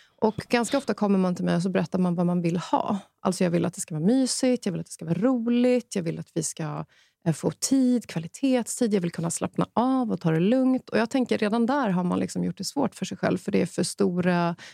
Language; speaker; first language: Swedish; native; Swedish